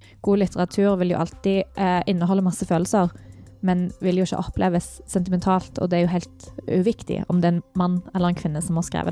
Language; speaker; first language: Norwegian; native; Norwegian